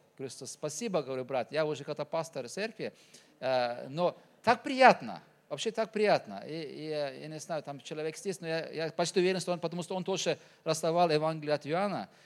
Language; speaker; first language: Russian; non-native, fluent; Norwegian